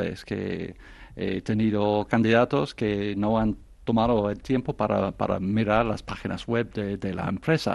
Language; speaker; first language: Spanish; non-native, fluent; English